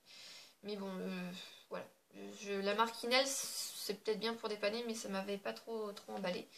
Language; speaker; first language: French; native; French